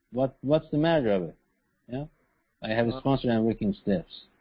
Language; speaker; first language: English; non-native, learner; Persian